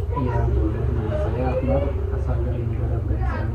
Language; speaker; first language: Indonesian; non-native, fluent; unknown